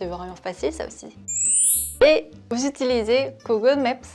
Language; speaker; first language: French; non-native, fluent; Korean